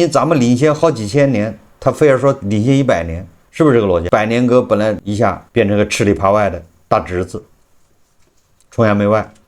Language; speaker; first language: Chinese; native; Chinese